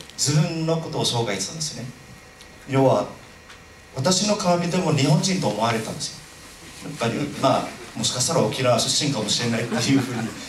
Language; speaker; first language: Japanese; non-native, fluent; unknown